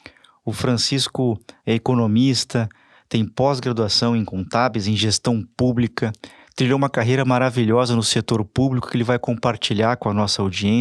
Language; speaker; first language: Portuguese; native; Portuguese